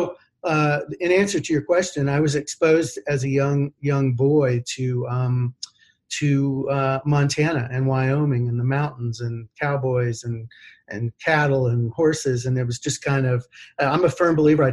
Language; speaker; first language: English; native; English